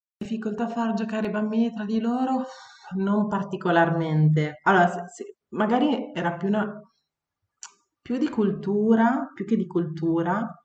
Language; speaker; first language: Italian; native; Italian